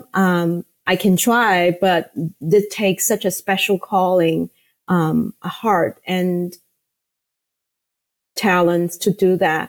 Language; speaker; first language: English; non-native, fluent; Chinese